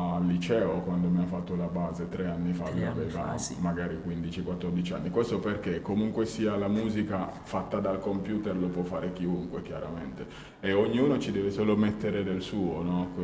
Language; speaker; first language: Italian; early bilingual, other home language; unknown